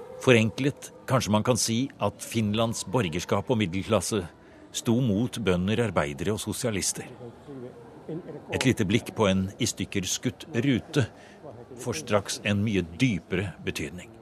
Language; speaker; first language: Norwegian; native; Norwegian